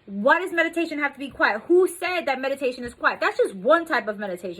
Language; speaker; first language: English; native; English